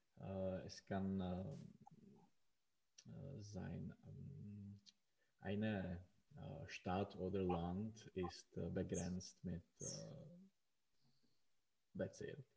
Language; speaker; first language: German; non-native, learner; Czech